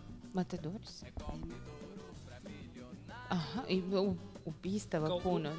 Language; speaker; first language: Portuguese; non-native, fluent; Serbian